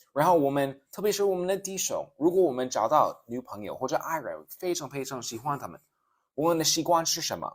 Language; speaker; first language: Chinese; non-native, fluent; English